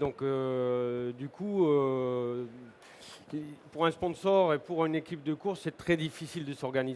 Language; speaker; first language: French; native; French